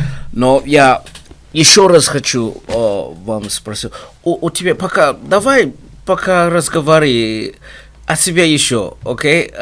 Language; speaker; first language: Russian; non-native, learner; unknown